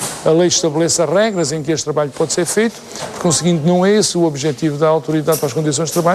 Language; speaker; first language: Portuguese; native; Portuguese